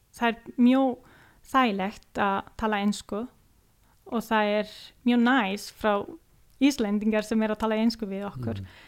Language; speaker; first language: Icelandic; non-native, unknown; Italian